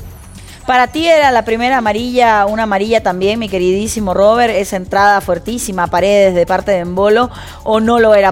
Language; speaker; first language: Spanish; native; Spanish